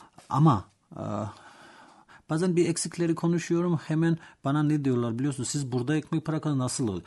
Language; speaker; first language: Turkish; non-native, learner; Georgian